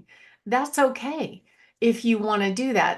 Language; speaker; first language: English; native; English